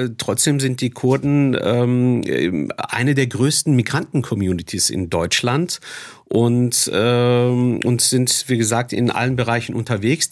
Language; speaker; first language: German; early bilingual, other home language; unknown